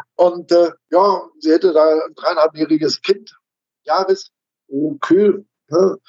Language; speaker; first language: German; native; German